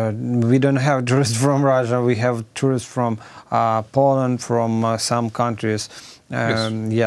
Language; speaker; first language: English; non-native, learner; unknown